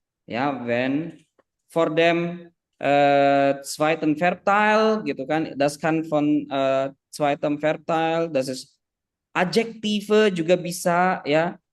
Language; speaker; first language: German; non-native, fluent; Indonesian